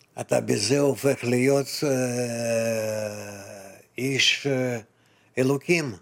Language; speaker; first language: Hebrew; non-native, fluent; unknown